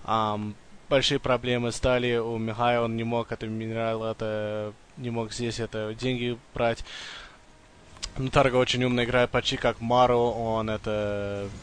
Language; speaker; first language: Russian; early bilingual, heritage; English